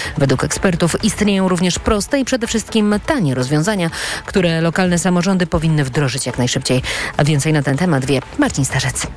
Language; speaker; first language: Polish; native; Polish